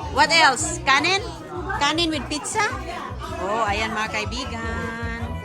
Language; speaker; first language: Filipino; non-native, local second language; Cebuano